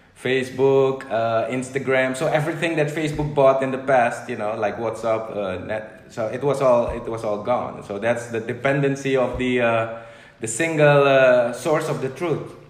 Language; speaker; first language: English; non-native, fluent; Dutch